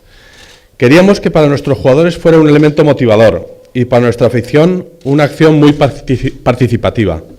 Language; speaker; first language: Spanish; native; Spanish